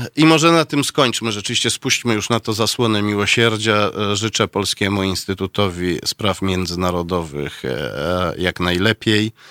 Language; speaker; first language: Polish; native; Polish